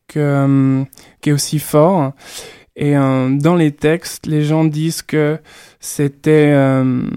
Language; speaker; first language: French; native; French